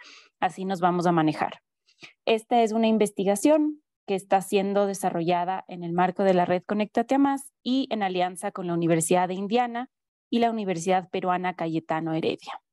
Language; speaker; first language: Spanish; native; Spanish